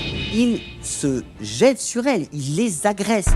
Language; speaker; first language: French; native; French